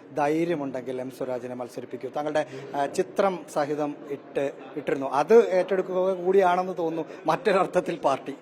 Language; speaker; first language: Malayalam; native; Malayalam